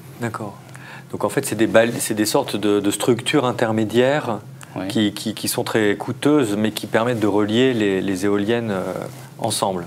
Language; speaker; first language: French; native; French